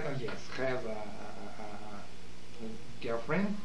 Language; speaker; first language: English; non-native, learner; Portuguese